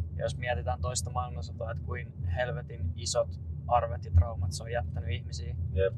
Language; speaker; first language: Finnish; native; Finnish